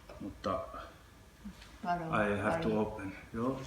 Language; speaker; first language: English; non-native, learner; Finnish